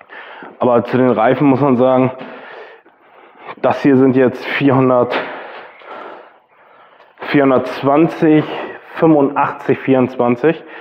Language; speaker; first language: German; native; German